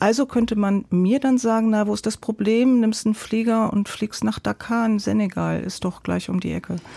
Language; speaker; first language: German; native; German